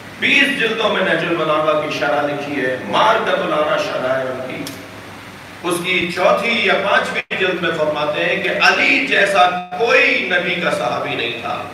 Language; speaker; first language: Urdu; non-native, local second language; Sindhi